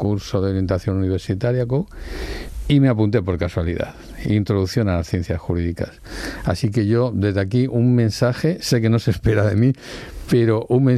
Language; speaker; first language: Spanish; non-native, local second language; Catalan